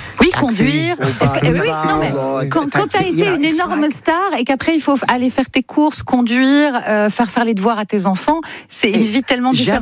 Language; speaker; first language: French; native; French